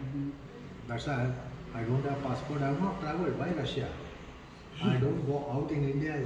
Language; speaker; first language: English; non-native, fluent; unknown